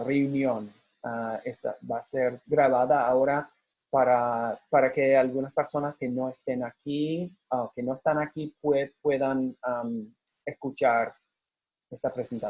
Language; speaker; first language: Spanish; non-native, fluent; English